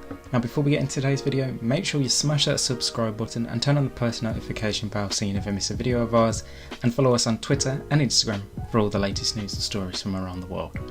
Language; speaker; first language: English; native; English